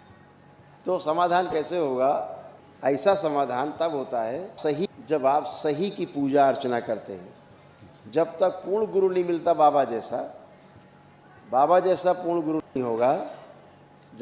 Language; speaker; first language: Hindi; native; Hindi